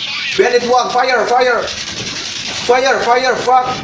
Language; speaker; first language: English; non-native, learner; Indonesian